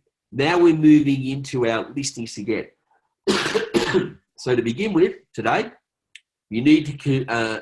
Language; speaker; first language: English; native; English